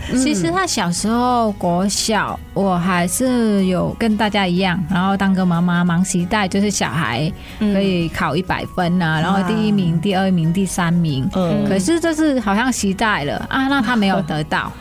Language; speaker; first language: Chinese; non-native, fluent; Vietnamese